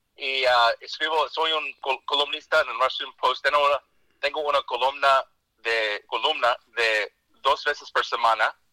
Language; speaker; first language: Spanish; early bilingual, heritage; Spanish